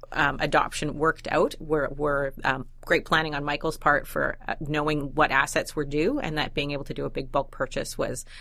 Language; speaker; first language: English; native; English